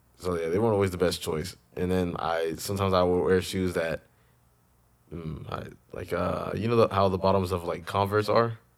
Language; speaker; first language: English; native; English